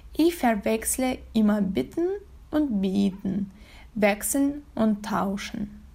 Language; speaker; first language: German; non-native, learner; Russian